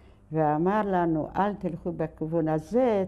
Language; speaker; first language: Hebrew; non-native, fluent; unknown